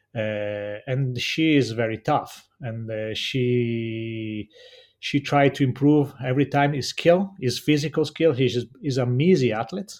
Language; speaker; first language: English; non-native, learner; Italian